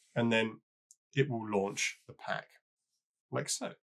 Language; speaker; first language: English; native; English